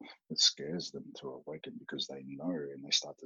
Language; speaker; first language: English; native; English